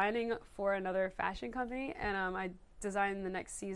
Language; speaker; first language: English; native; English